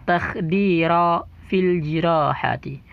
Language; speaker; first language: Arabic; non-native, fluent; Indonesian